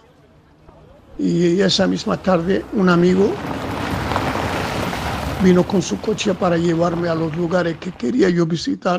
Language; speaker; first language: Spanish; non-native, local second language; Arabic